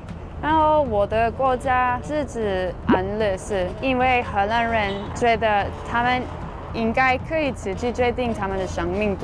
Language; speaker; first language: Chinese; non-native, fluent; Dutch